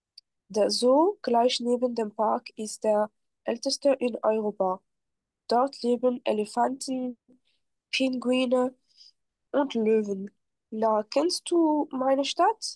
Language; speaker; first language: German; non-native, fluent; French